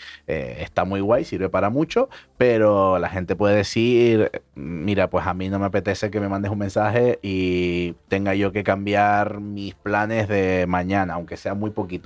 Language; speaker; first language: Spanish; native; Spanish